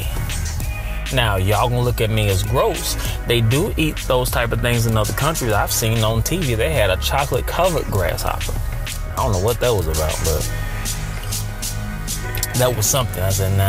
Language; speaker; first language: English; native; English